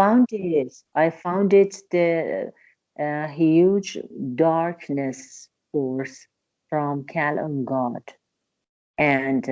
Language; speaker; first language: English; non-native, learner; Persian